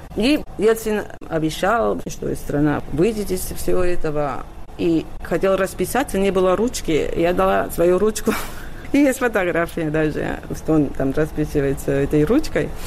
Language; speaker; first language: Russian; non-native, fluent; Catalan